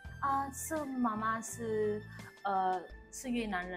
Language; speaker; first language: Chinese; non-native, learner; Vietnamese